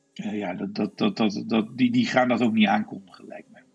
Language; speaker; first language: Dutch; native; Dutch